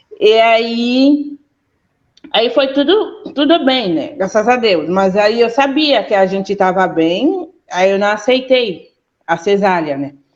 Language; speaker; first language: Portuguese; non-native, fluent; Haitian Creole